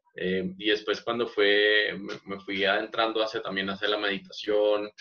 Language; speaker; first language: Spanish; native; Spanish